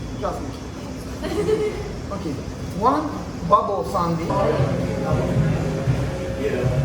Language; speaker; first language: English; non-native, learner; Turkish